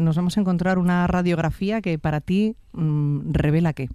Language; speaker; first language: Spanish; native; Spanish